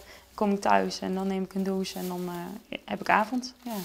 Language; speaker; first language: Dutch; native; Dutch